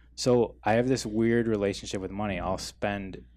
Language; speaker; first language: English; native; English